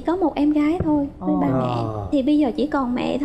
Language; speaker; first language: Vietnamese; native; Vietnamese